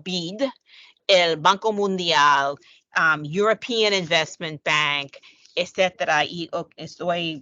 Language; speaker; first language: Spanish; non-native, fluent; English